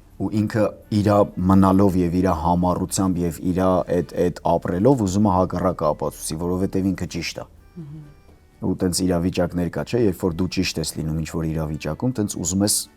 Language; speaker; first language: Armenian; native; Armenian